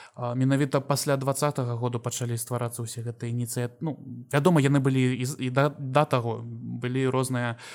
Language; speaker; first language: Belarusian; non-native, local second language; Russian